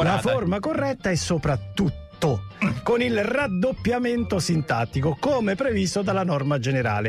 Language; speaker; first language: Italian; native; Italian